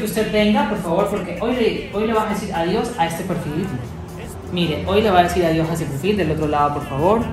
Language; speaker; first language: Spanish; native; Spanish